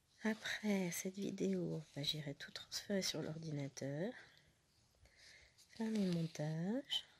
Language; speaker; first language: French; native; French